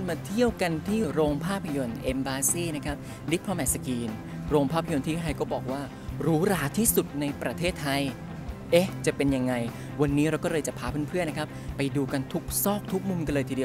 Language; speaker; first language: Thai; native; Thai